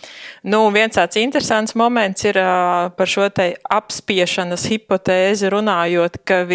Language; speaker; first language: Latvian; native; Latvian